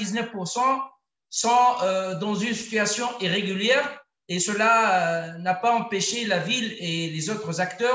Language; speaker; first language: French; non-native, local second language; Arabic